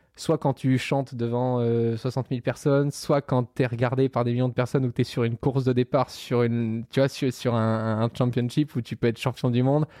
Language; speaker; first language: French; native; French